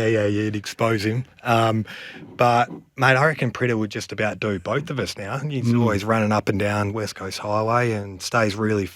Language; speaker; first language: English; native; English